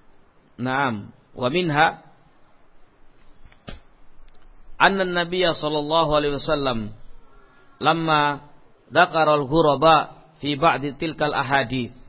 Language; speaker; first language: Arabic; non-native, fluent; Indonesian